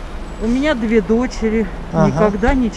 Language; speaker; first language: Russian; early bilingual, other home language; Ukrainian